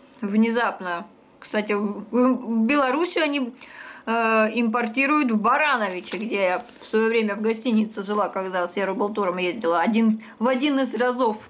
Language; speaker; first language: Russian; native; Russian